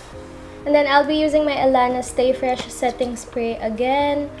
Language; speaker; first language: English; non-native, local second language; Filipino